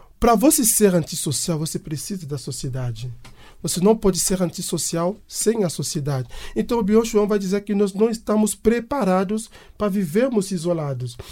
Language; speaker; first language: Portuguese; non-native, fluent; French